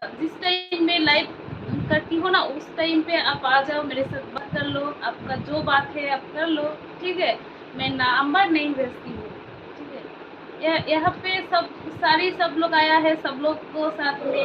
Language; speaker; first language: Hindi; non-native, local second language; Bangla